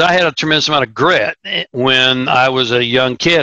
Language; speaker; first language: English; native; English